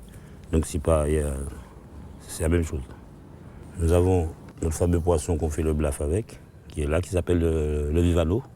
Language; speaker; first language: French; non-native, local second language; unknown